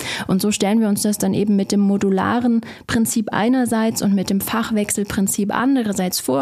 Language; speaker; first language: German; native; German